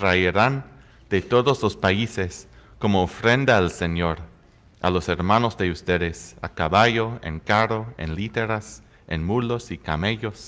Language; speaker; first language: Spanish; non-native, fluent; English